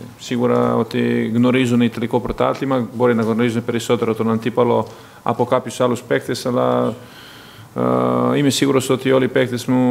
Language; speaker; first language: Greek; non-native, fluent; Serbian